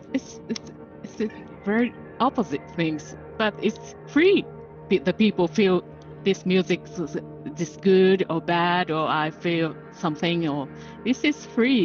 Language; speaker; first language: English; non-native, learner; Japanese